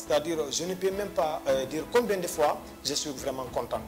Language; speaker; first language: French; non-native, local second language; Fula